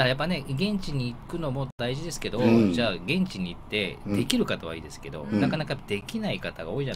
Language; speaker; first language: Japanese; native; Japanese